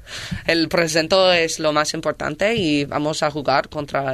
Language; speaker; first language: Spanish; non-native, learner; English